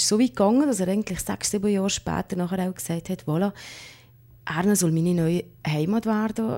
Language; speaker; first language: German; native; German